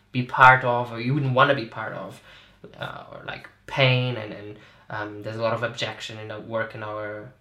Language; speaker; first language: English; non-native, fluent; Portuguese